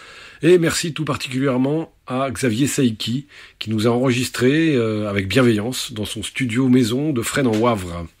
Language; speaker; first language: French; native; French